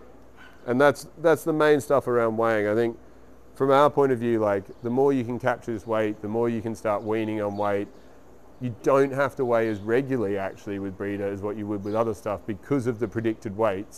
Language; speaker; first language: English; native; English